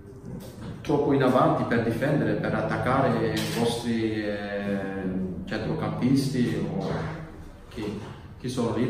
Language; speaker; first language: Italian; non-native, learner; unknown